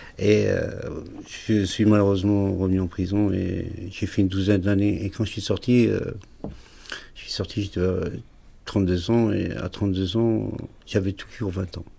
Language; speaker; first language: French; early bilingual, other home language; Arabic